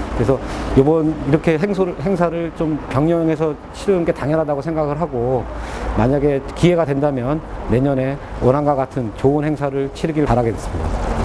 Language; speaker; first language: Korean; native; Korean